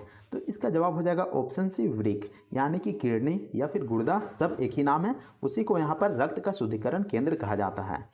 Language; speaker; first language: Hindi; native; Hindi